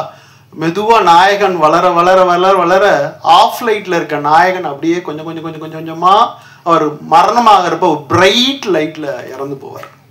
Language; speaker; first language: Tamil; native; Tamil